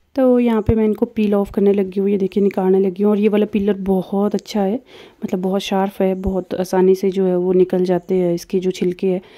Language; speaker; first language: Hindi; non-native, local second language; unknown